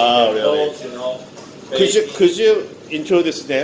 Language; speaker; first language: English; non-native, learner; Korean